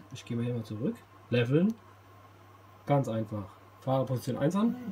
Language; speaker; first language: German; native; German